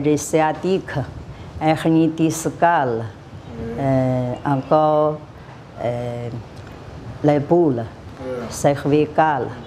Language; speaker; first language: French; non-native, learner; Chinese